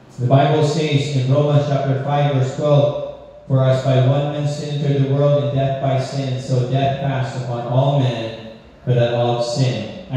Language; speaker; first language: English; non-native, local second language; Filipino